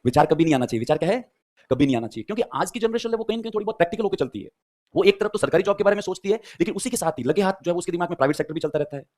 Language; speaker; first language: Hindi; native; Hindi